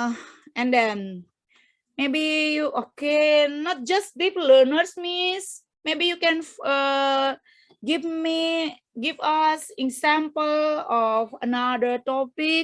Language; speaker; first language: English; non-native, fluent; Indonesian